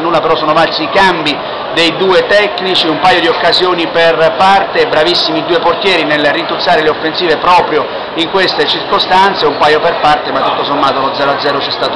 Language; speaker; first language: Italian; native; Italian